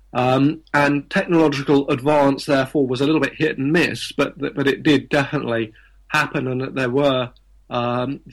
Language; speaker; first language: English; native; English